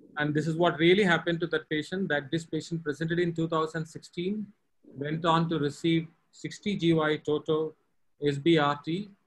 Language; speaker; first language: English; non-native, local second language; Tamil